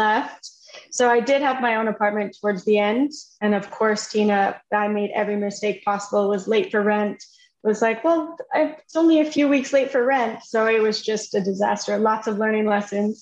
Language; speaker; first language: English; native; English